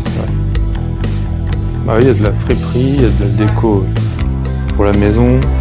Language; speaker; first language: French; native; French